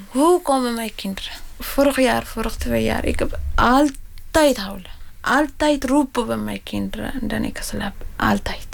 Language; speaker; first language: Dutch; non-native, learner; Tigrinya